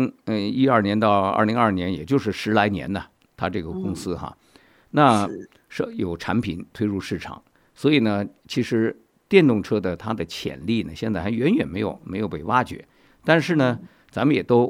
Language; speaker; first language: Chinese; native; Chinese